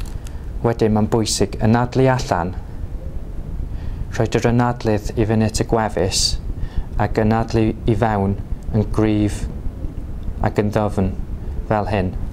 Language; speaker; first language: Welsh; non-native, local second language; English